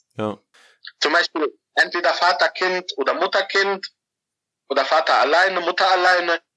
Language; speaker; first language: German; non-native, fluent; Arabic